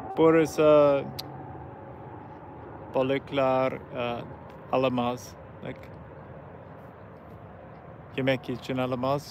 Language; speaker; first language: Turkish; non-native, learner; English